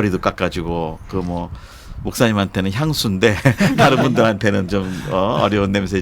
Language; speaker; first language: Korean; native; Korean